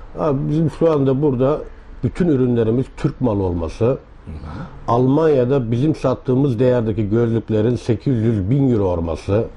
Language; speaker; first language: Turkish; early bilingual, heritage; Turkish